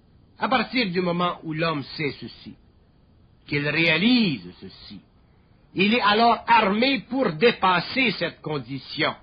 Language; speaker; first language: French; native; French